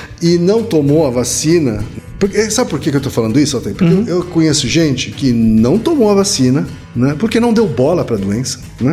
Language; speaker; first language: Portuguese; native; Portuguese